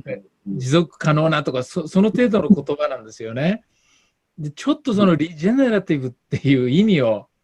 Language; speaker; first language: Japanese; native; Japanese